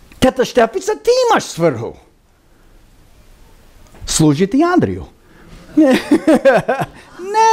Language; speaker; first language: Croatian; early bilingual, heritage; Croatian